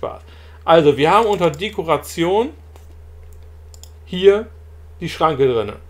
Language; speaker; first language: German; native; German